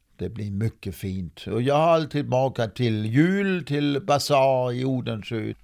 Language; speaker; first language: Swedish; non-native, fluent; German